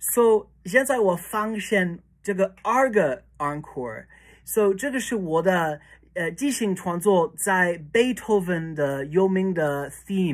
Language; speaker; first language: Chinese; non-native, learner; English